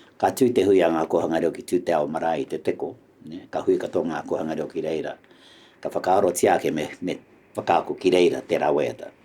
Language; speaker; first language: Māori; native; Māori